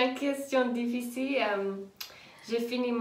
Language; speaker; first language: French; non-native, learner; English